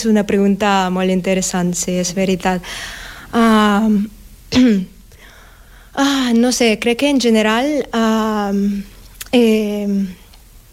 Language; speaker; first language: Catalan; non-native, learner; Russian